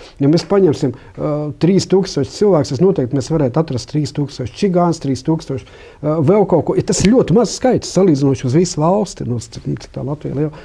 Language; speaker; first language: Latvian; non-native, local second language; Russian